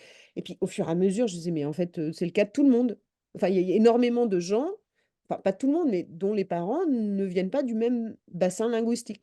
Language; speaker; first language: French; native; French